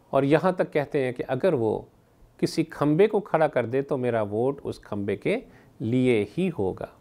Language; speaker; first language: Urdu; native; Urdu